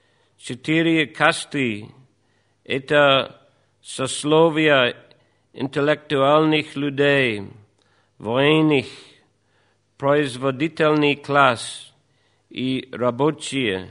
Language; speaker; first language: Russian; non-native, fluent; English